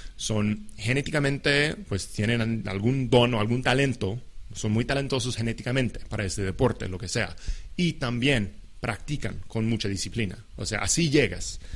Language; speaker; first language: Spanish; non-native, fluent; English